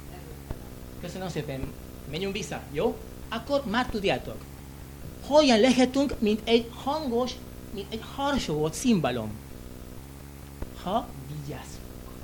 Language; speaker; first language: Hungarian; non-native, learner; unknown